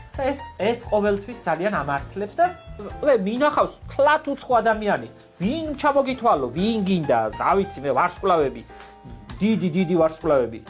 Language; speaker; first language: Georgian; native; Georgian